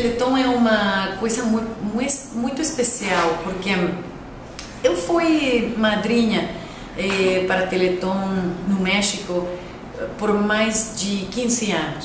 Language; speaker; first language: Portuguese; non-native, fluent; Spanish